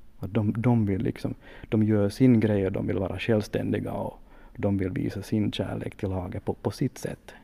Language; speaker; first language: Swedish; native; Swedish